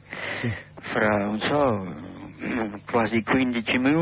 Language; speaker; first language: Italian; non-native, learner; English